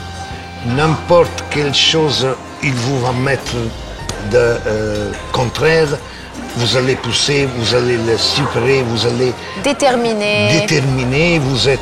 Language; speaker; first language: French; non-native, fluent; Italian